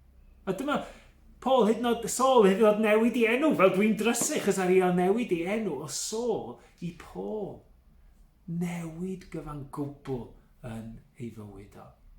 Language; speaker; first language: Welsh; native; Welsh